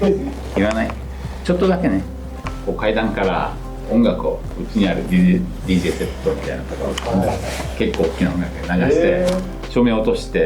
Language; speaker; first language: Japanese; native; Japanese